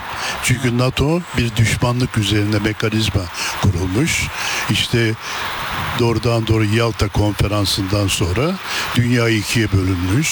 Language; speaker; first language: Turkish; native; Turkish